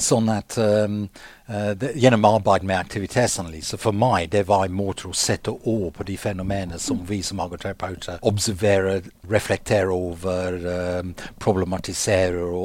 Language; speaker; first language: Norwegian; non-native, fluent; English